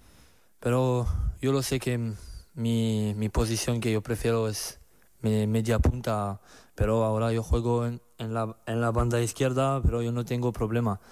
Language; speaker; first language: Spanish; non-native, learner; French